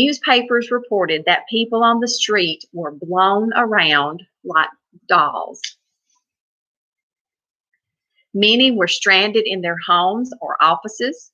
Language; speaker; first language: English; native; English